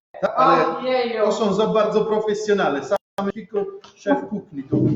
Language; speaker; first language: Polish; non-native, learner; Italian